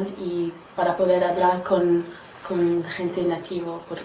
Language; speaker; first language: Spanish; non-native, learner; English